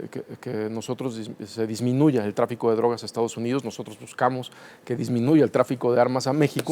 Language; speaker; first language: Spanish; native; Spanish